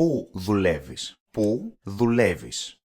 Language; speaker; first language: Greek; non-native, learner; English